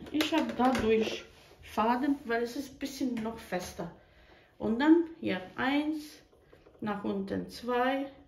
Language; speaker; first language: German; non-native, fluent; Bosnian